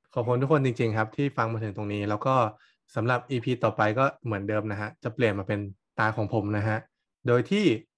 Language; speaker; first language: Thai; native; Thai